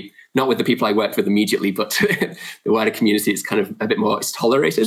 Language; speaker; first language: English; native; English